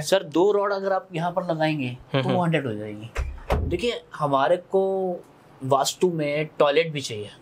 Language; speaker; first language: Hindi; native; Hindi